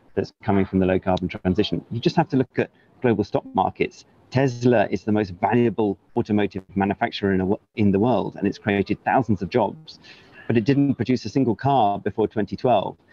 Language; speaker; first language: English; native; English